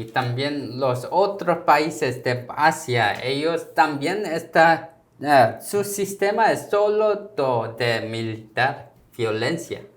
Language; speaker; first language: Spanish; non-native, fluent; Korean